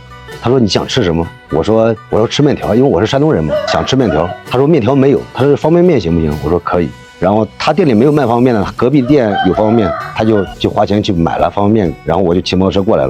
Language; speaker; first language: Chinese; native; Chinese